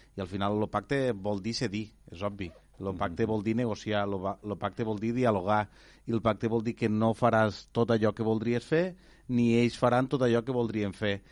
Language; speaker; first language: Catalan; native; Catalan